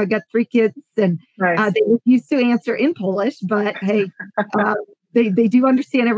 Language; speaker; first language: English; non-native, fluent; Polish